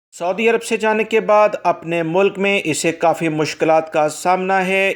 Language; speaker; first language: Urdu; native; Urdu